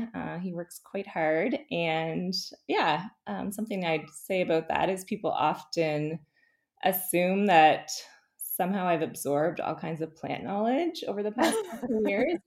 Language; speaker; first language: English; native; English